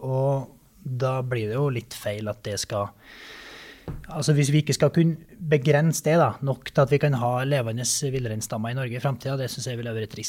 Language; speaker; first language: Norwegian; native; Norwegian